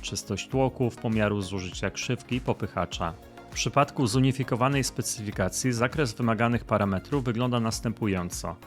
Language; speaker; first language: Polish; native; Polish